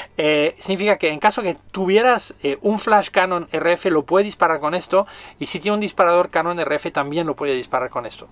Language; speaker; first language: Spanish; non-native, fluent; French